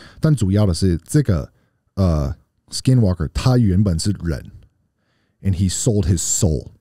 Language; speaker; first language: Chinese; early bilingual, heritage; Chinese